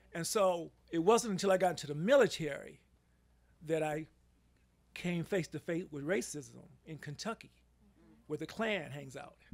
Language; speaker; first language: English; native; English